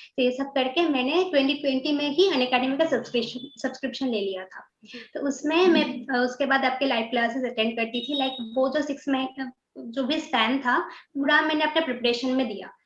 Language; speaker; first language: Hindi; non-native, local second language; Bangla